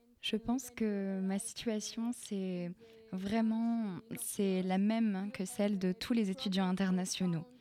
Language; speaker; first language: French; non-native, fluent; Ukrainian